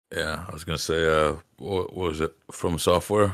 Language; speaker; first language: English; native; English